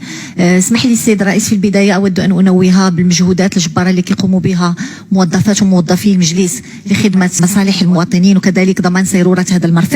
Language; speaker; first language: Arabic; native; Arabic